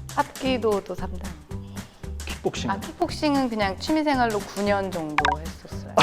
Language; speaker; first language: Korean; native; Korean